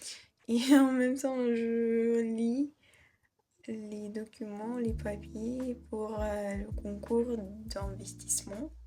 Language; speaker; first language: French; non-native, learner; Russian